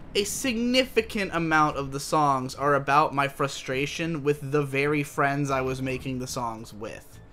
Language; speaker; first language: English; native; English